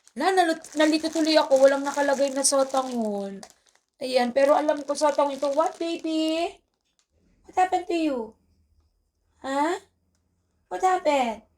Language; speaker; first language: Filipino; native; Filipino